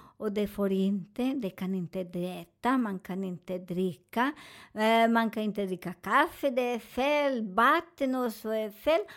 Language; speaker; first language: Swedish; non-native, learner; Spanish